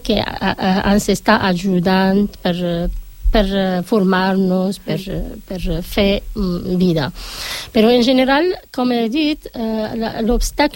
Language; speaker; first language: Catalan; non-native, fluent; Arabic